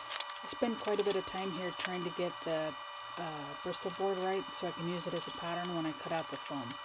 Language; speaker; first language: English; native; English